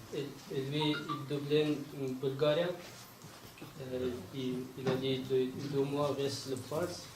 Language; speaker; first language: French; non-native, learner; Pashto